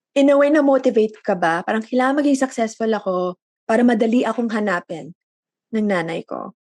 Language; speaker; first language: Filipino; native; Filipino